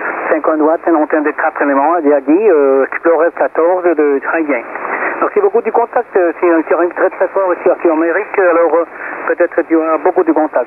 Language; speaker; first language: French; non-native, fluent; Spanish